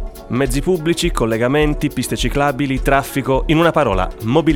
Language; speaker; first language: Italian; native; Italian